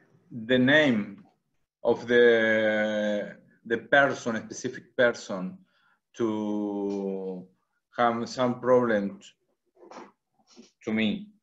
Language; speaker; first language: English; non-native, learner; Spanish